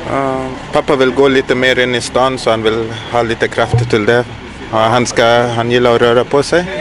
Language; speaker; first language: Swedish; non-native, learner; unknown